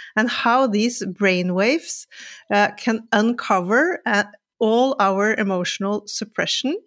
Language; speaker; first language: English; non-native, fluent; Norwegian